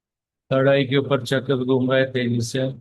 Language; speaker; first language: Hindi; native; Hindi